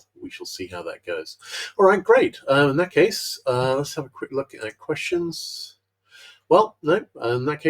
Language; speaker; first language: English; native; English